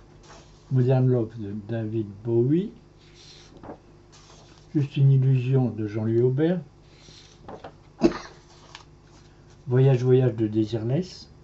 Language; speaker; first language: French; native; French